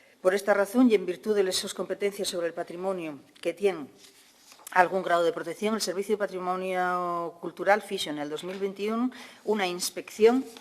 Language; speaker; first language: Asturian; non-native, local second language; Spanish